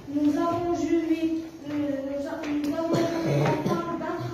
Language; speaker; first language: French; non-native, learner; Arabic